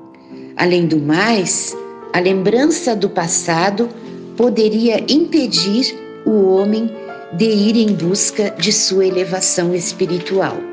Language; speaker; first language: Portuguese; native; Portuguese